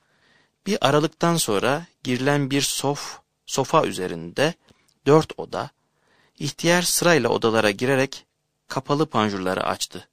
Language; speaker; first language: Turkish; native; Turkish